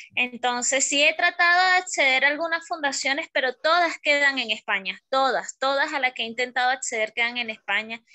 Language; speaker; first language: Spanish; native; Spanish